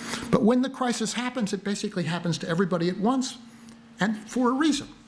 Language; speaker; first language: English; native; English